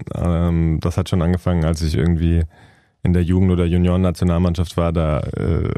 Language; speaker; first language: German; native; German